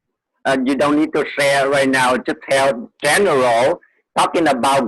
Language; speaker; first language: English; non-native, fluent; Vietnamese